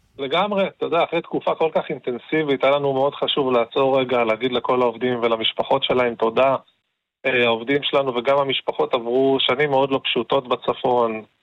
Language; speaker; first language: Hebrew; native; Hebrew